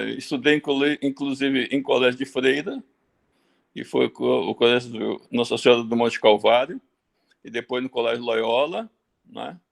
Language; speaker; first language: Portuguese; early bilingual, other home language; German